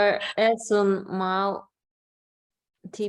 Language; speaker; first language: Spanish; non-native, learner; English